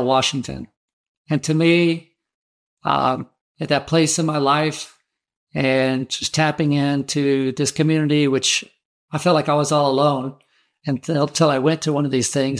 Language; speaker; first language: English; native; English